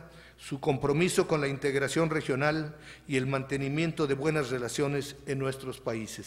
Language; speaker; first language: Spanish; native; Spanish